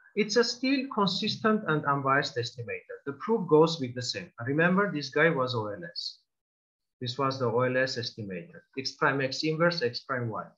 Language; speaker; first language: English; non-native, fluent; Armenian